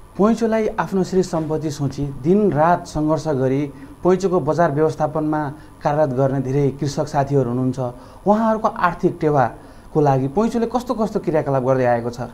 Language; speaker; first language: Nepali; native; Nepali